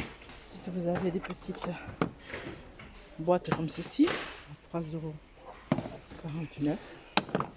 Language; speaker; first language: French; native; French